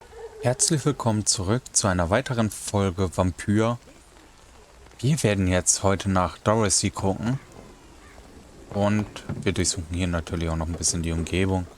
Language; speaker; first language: German; native; German